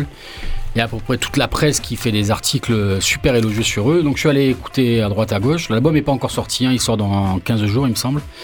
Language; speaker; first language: French; native; French